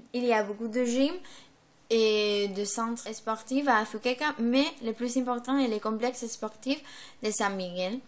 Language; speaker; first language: French; non-native, learner; Spanish